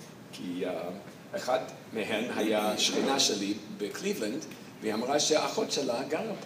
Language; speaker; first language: Hebrew; non-native, fluent; English